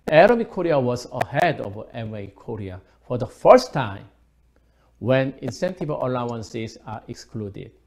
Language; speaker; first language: English; non-native, fluent; Korean